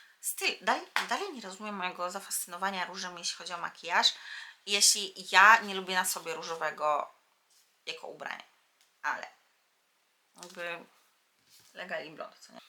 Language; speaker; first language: Polish; native; Polish